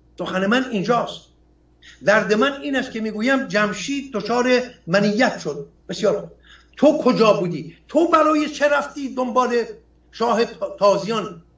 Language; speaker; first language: Persian; non-native, local second language; Assyrian Neo-Aramaic